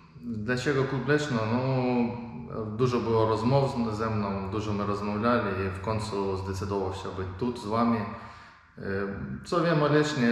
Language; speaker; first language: Polish; non-native, learner; Ukrainian